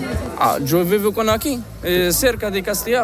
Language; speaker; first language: Spanish; non-native, learner; Arabic